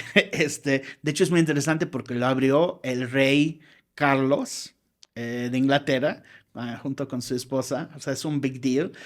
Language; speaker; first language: Spanish; non-native, fluent; English